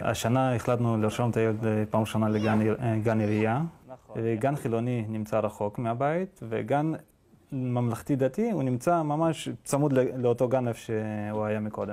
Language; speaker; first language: Hebrew; native; Hebrew